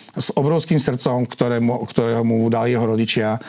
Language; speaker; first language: Slovak; native; Slovak